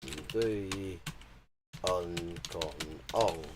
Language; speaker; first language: Vietnamese; non-native, learner; English